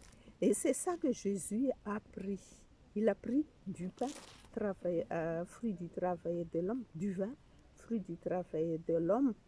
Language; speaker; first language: French; non-native, fluent; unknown